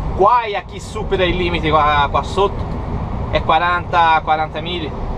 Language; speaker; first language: Italian; non-native, fluent; Portuguese